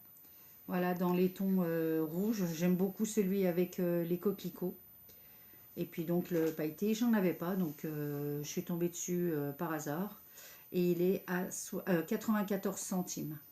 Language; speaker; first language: French; native; French